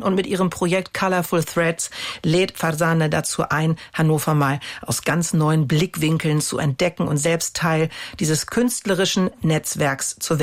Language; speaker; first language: German; native; German